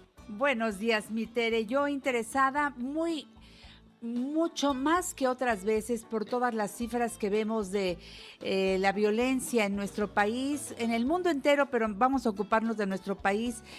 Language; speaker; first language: Spanish; native; Spanish